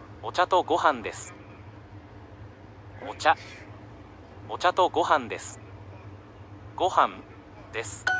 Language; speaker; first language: Japanese; non-native, learner; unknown